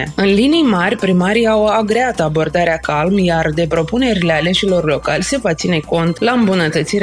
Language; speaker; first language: Romanian; native; Romanian